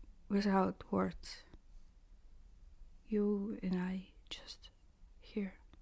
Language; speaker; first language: English; non-native, learner; Russian